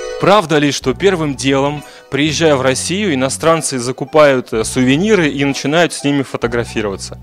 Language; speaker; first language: Russian; native; Russian